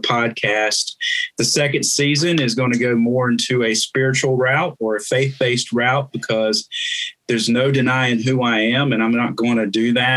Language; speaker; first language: English; native; English